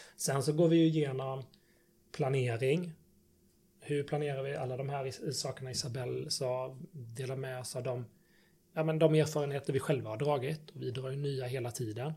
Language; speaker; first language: Swedish; native; Swedish